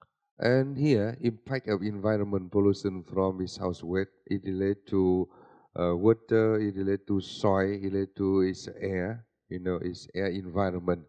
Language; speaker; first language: English; non-native, learner; Vietnamese